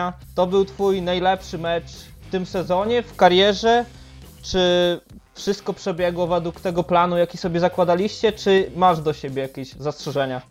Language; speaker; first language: Polish; native; Polish